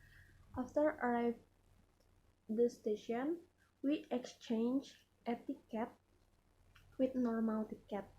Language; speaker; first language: English; non-native, learner; Indonesian